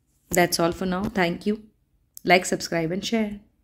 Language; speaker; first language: English; non-native, local second language; Hindi